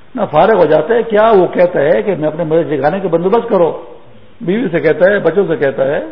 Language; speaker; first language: Urdu; non-native, local second language; Pashto